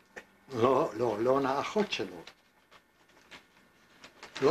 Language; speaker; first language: Hebrew; non-native, fluent; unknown